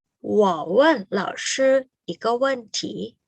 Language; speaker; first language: Chinese; non-native, fluent; Thai